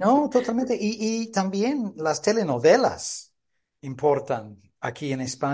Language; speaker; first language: Spanish; non-native, fluent; English